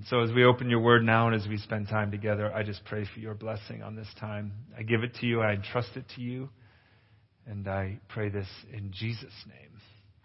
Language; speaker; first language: English; native; English